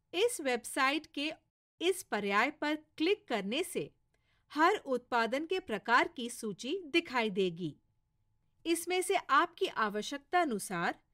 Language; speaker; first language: Hindi; non-native, local second language; Marathi